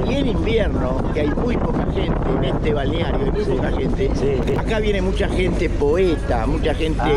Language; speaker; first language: Spanish; native; Spanish